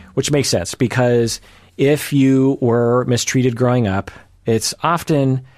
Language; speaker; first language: English; early bilingual, other home language; Japanese